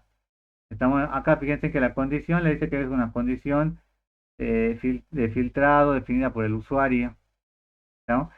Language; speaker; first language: Spanish; native; Spanish